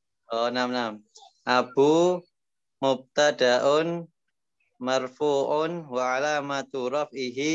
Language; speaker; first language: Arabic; non-native, learner; Indonesian